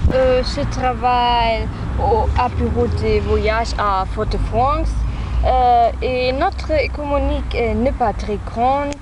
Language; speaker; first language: French; non-native, learner; German